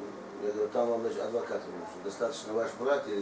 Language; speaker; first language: Russian; native; Russian